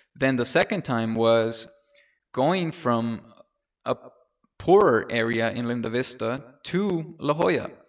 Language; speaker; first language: English; early bilingual, other home language; Spanish